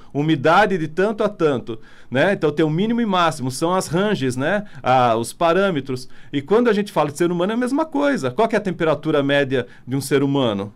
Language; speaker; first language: Portuguese; non-native, fluent; Italian